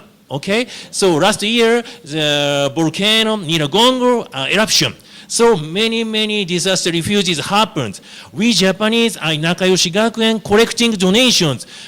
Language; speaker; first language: English; non-native, learner; Japanese